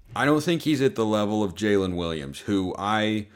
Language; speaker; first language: English; native; English